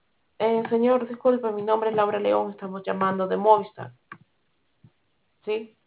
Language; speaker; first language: Spanish; native; Spanish